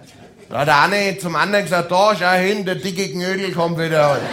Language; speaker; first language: German; native; German